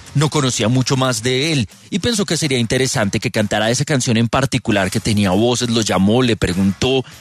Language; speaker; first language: Spanish; native; Spanish